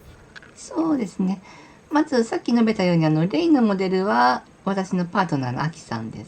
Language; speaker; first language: Japanese; native; Japanese